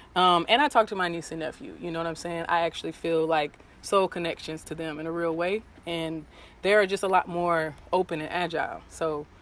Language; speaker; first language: English; native; English